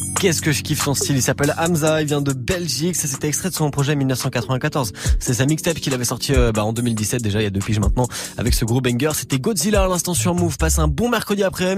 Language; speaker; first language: French; native; French